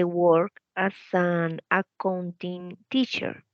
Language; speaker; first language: English; non-native, learner; Spanish